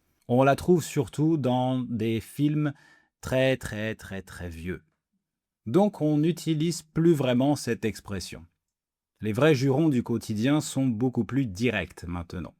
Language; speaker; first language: French; native; French